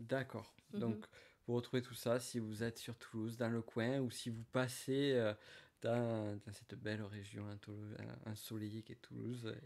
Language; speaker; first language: French; native; French